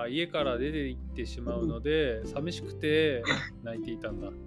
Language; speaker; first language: Japanese; native; Japanese